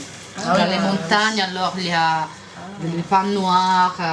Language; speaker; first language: French; non-native, fluent; Italian